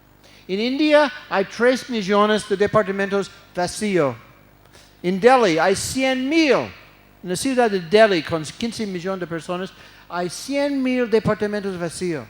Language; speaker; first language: Spanish; non-native, fluent; English